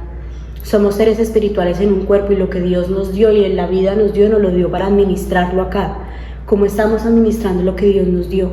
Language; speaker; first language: Spanish; native; Spanish